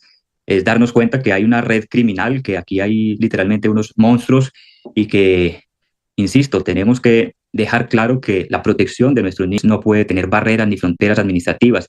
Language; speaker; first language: Spanish; native; Spanish